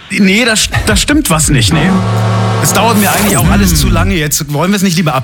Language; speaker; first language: German; native; German